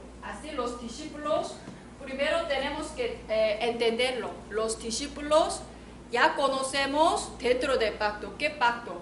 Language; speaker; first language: Spanish; non-native, learner; Korean